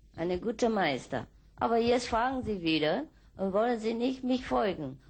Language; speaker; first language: German; non-native, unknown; Vietnamese